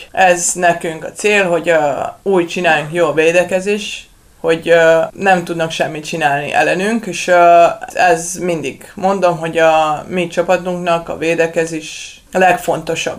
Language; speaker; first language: Hungarian; non-native, learner; Serbian